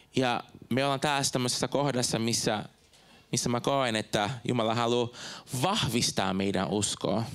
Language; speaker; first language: Finnish; non-native, fluent; Portuguese